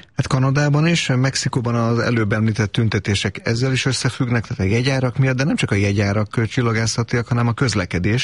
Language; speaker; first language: Hungarian; native; Hungarian